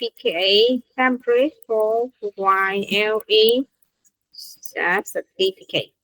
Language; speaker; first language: English; non-native, fluent; Vietnamese